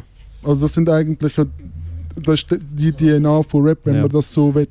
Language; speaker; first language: German; native; German